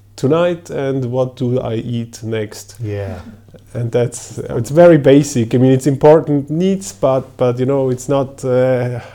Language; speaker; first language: English; non-native, fluent; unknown